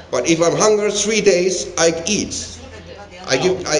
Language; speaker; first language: English; non-native, learner; German